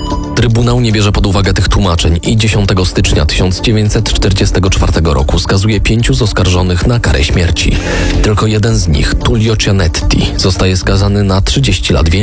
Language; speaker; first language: Polish; native; Polish